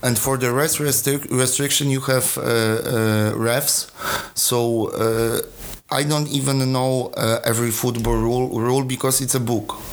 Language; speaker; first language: English; non-native, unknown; Polish